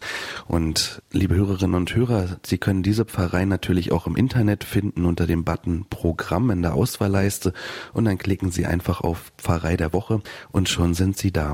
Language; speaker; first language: German; native; German